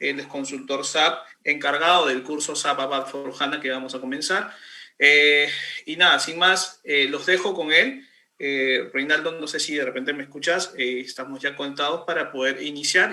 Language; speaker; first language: Spanish; native; Spanish